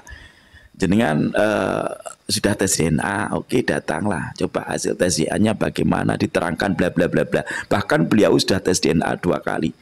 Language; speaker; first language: Indonesian; non-native, local second language; Javanese